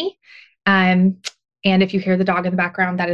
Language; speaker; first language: English; native; English